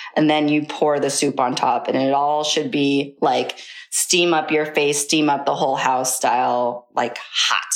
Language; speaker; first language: English; early bilingual, other home language; Chinese